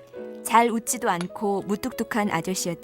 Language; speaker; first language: Korean; native; Korean